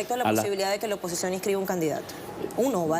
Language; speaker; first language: Spanish; native; Spanish